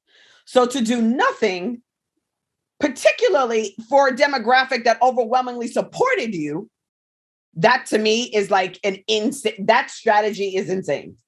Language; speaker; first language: English; native; English